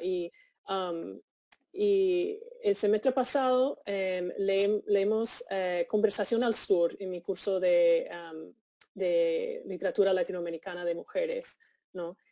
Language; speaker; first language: Spanish; non-native, fluent; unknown